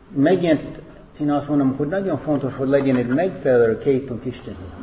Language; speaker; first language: Hungarian; non-native, fluent; English